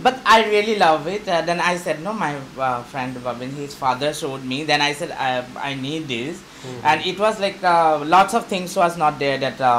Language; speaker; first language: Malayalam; non-native, learner; Assamese